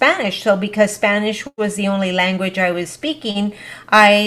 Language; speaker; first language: English; early bilingual, other home language; Spanish